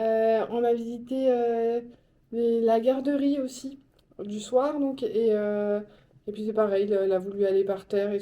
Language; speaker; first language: French; native; French